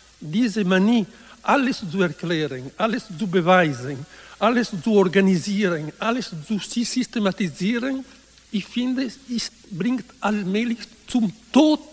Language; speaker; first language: German; non-native, learner; Italian